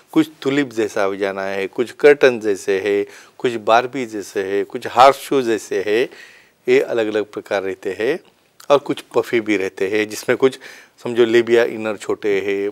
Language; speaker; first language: Hindi; non-native, local second language; Marathi